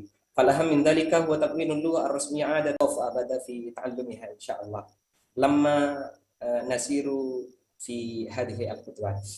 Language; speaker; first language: Arabic; non-native, fluent; Indonesian